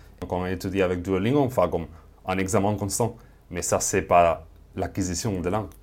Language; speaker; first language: French; non-native, fluent; Spanish